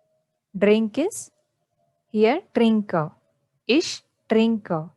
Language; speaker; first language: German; non-native, learner; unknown